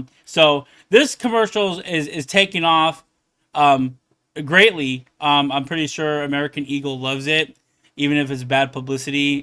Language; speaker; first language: English; native; English